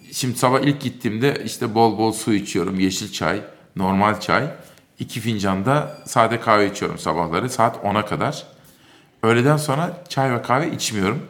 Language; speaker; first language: Turkish; native; Turkish